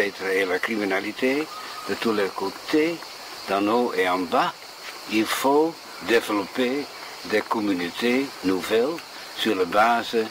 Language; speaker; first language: French; non-native, fluent; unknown